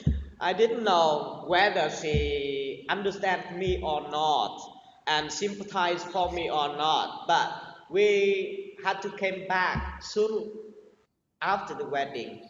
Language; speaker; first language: English; non-native, learner; Vietnamese